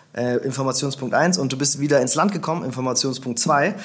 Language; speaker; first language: German; native; German